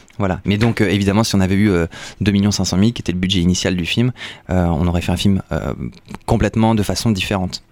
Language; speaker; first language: French; native; French